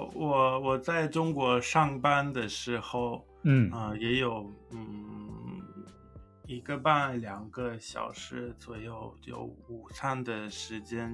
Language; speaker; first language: Chinese; non-native, learner; English